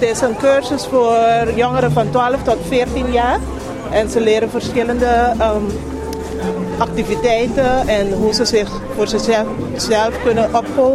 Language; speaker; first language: Dutch; non-native, local second language; Papiamento